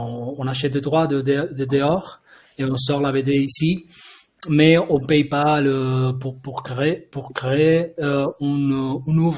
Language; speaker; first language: French; non-native, fluent; Spanish